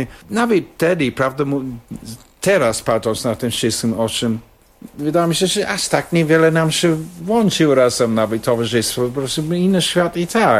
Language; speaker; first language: Polish; non-native, fluent; English